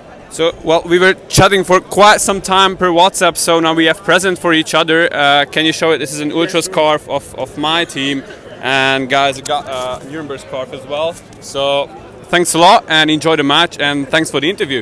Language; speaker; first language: English; non-native, fluent; Hungarian